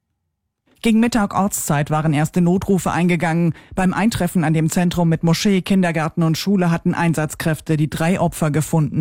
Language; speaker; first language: German; native; German